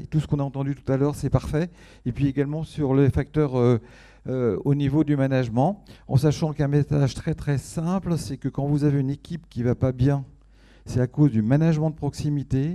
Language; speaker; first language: French; native; French